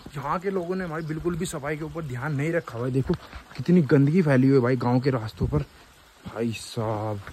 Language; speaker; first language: Hindi; native; Hindi